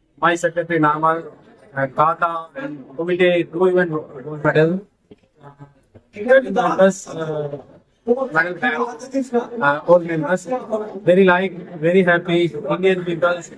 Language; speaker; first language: English; non-native, learner; Sinhala